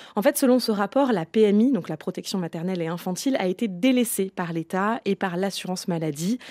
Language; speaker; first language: French; native; French